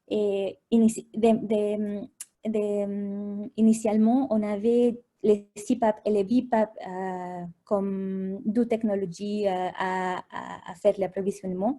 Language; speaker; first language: French; non-native, fluent; Spanish